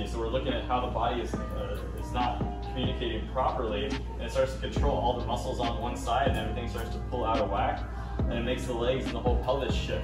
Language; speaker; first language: English; native; English